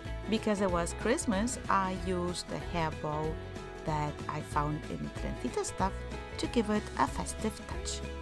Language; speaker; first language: English; non-native, fluent; German